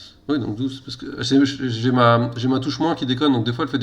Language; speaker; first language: French; native; French